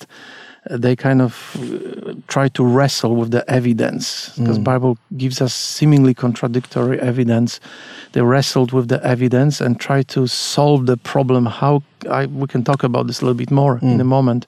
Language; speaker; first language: English; non-native, fluent; Polish